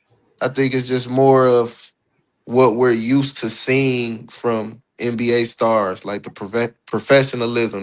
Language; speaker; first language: English; native; English